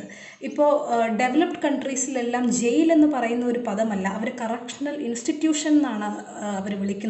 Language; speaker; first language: Malayalam; native; Malayalam